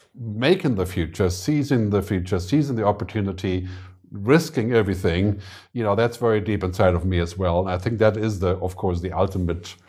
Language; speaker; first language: English; non-native, fluent; German